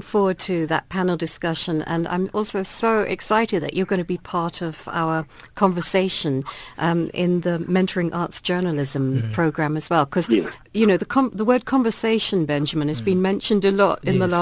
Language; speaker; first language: English; native; English